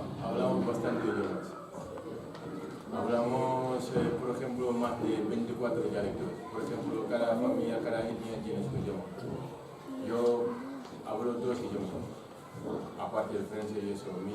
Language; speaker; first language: Spanish; non-native, fluent; Fula